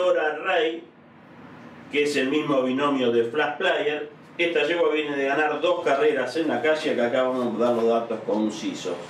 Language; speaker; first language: Spanish; native; Spanish